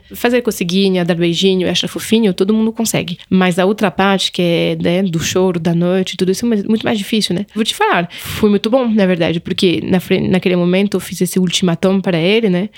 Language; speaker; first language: Portuguese; non-native, fluent; French